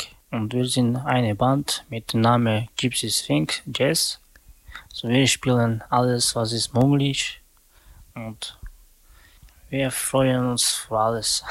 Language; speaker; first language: German; non-native, learner; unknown